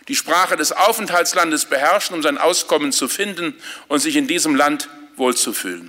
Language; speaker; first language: German; native; German